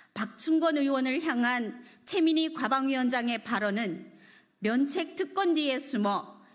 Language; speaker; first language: Korean; native; Korean